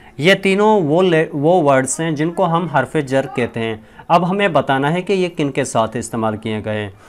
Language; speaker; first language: Urdu; non-native, local second language; Sindhi